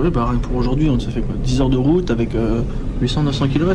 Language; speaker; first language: French; native; French